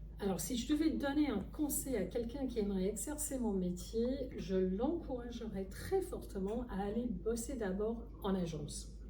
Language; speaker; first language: French; non-native, fluent; English